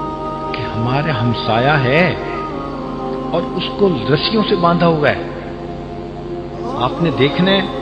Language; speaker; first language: Urdu; native; Urdu